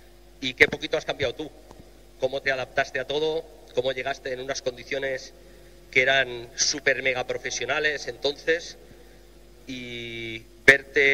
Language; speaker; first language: Spanish; native; Spanish